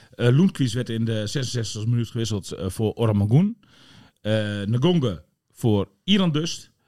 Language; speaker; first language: Dutch; native; Dutch